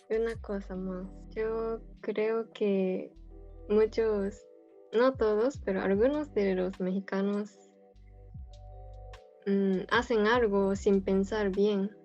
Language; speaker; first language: Spanish; non-native, fluent; Japanese